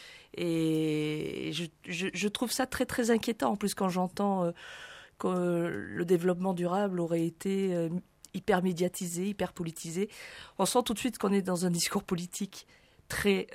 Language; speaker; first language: French; native; French